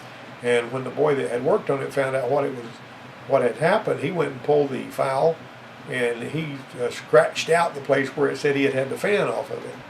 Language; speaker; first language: English; native; English